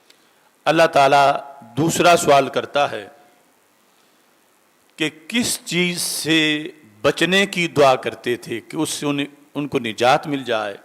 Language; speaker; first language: Urdu; native; Urdu